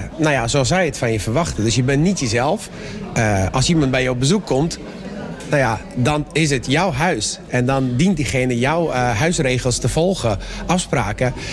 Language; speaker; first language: Dutch; early bilingual, other home language; Persian